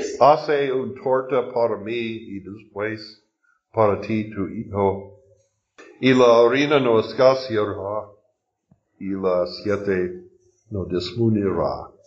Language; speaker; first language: Spanish; non-native, learner; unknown